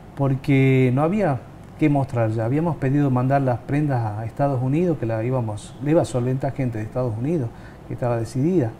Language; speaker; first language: Spanish; native; Spanish